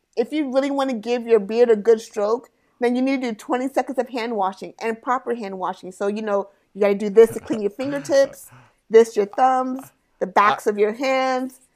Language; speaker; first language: English; native; English